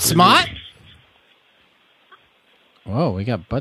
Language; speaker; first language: English; native; English